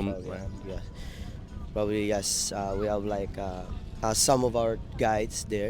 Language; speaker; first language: English; non-native, local second language; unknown